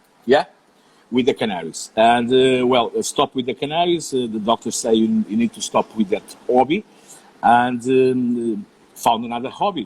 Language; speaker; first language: English; non-native, learner; Portuguese